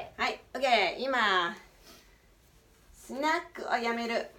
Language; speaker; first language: Japanese; non-native, learner; English